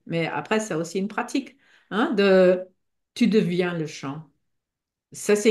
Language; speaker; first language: French; non-native, fluent; German